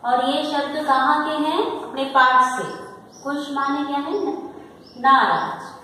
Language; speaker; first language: Hindi; non-native, local second language; Telugu